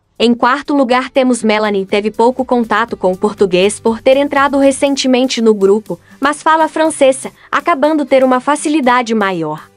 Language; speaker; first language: Portuguese; native; Portuguese